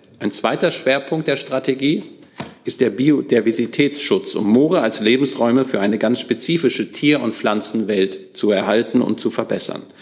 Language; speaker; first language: German; native; German